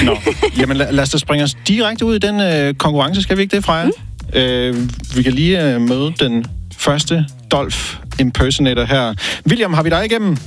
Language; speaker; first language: Danish; native; Danish